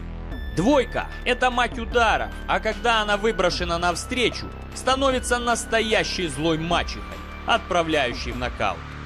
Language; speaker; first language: Russian; native; Russian